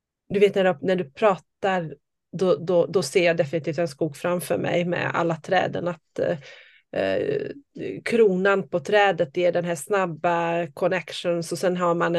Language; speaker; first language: Swedish; non-native, fluent; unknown